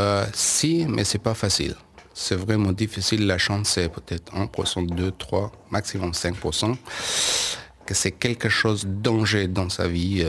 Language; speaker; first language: French; non-native, learner; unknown